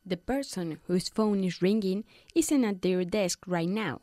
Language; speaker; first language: English; non-native, fluent; Spanish